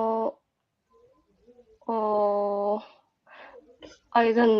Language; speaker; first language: English; non-native, learner; Korean